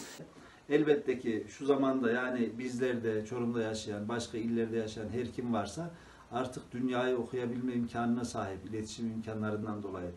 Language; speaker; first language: Turkish; native; Turkish